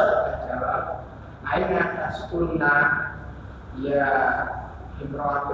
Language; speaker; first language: Arabic; non-native, learner; Indonesian